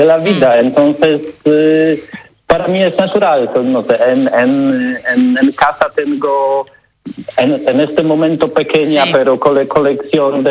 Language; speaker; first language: Spanish; non-native, learner; Polish